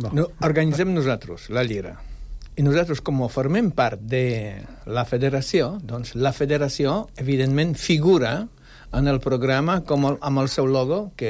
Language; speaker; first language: Catalan; non-native, fluent; Polish